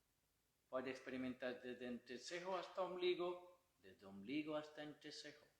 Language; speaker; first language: Spanish; non-native, learner; Bangla